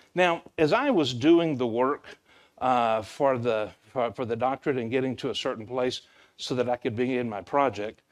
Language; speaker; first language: English; native; English